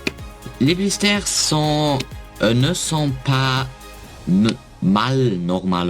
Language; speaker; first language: French; non-native, learner; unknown